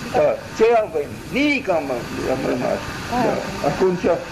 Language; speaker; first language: Romanian; non-native, local second language; German